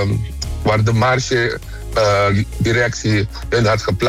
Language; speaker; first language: Dutch; non-native, local second language; Papiamento